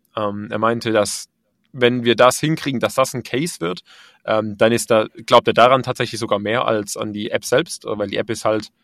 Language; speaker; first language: German; native; German